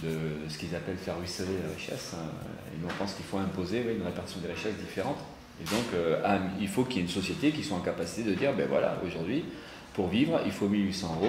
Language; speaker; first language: French; native; French